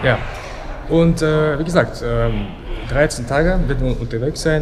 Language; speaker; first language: German; native; German